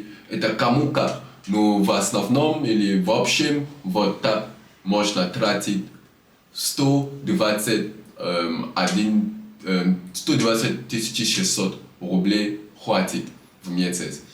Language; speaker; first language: Russian; non-native, fluent; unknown